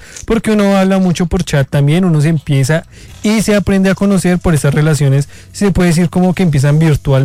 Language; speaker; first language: Spanish; native; Spanish